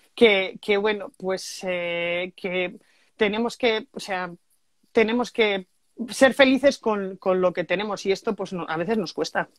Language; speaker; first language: Spanish; native; Spanish